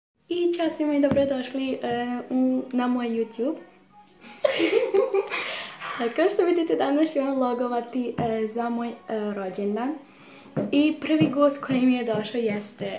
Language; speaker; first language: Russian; non-native, learner; Serbian